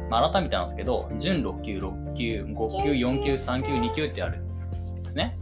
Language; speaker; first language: Japanese; native; Japanese